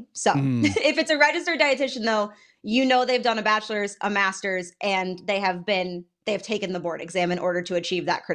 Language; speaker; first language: English; native; English